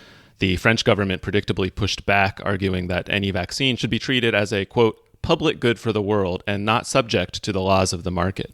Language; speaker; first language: English; native; English